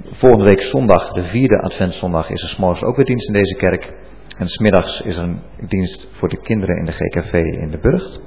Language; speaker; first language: Dutch; native; Dutch